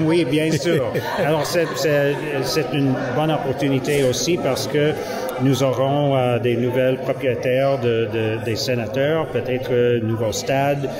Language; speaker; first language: French; non-native, learner; English